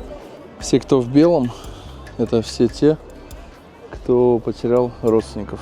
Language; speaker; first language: Russian; native; Russian